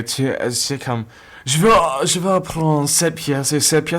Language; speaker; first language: French; non-native, learner; English